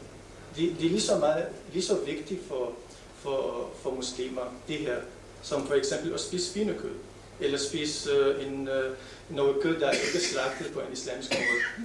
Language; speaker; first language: Danish; non-native, local second language; Arabic